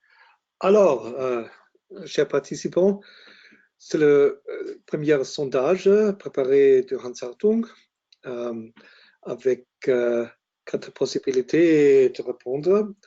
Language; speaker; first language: French; non-native, learner; German